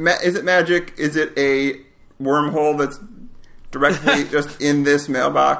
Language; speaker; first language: English; native; English